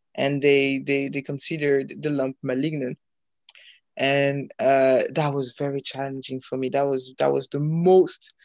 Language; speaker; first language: English; non-native, fluent; French